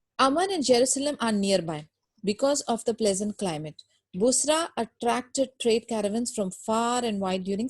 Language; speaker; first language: English; non-native, local second language; Urdu